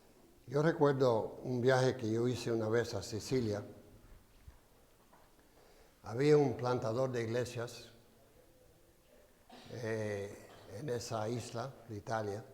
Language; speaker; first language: Spanish; non-native, fluent; English